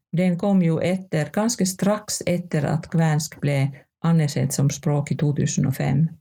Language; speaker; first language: Norwegian; non-native, fluent; Finnish